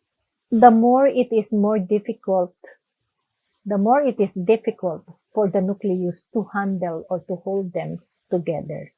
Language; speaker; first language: English; non-native, local second language; Filipino